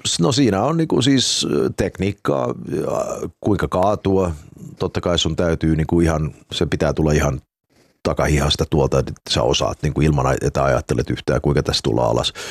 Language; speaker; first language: Finnish; early bilingual, heritage; Finnish